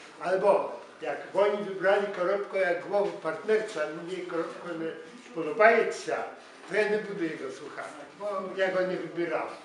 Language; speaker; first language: Polish; non-native, learner; Ukrainian